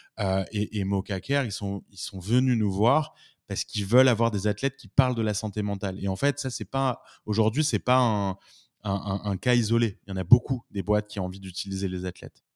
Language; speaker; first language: French; native; French